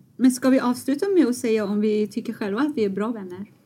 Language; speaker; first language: Swedish; non-native, fluent; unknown